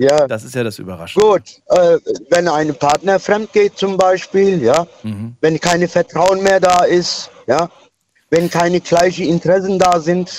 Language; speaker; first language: German; non-native, fluent; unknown